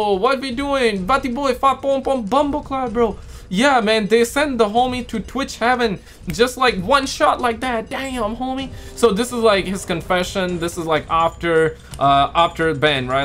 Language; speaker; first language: English; native; English